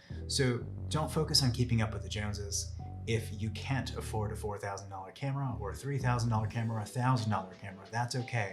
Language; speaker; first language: English; native; English